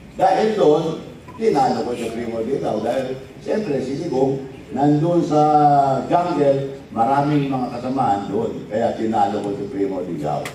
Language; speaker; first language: Filipino; non-native, local second language; Iloko